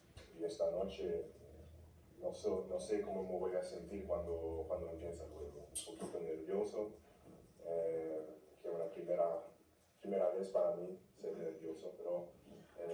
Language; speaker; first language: Spanish; non-native, fluent; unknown